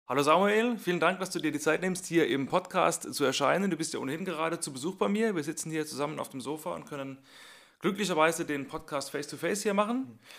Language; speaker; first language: German; native; German